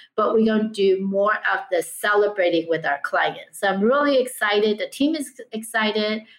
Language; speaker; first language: English; early bilingual, other home language; Chinese